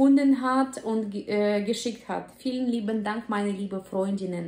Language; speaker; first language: German; non-native, fluent; Russian